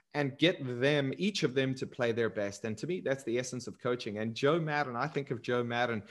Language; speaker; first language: English; native; English